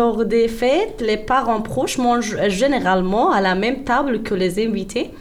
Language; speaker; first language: French; non-native, learner; Persian